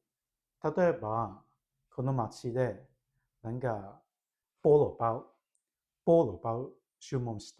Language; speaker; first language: Japanese; non-native, fluent; Cantonese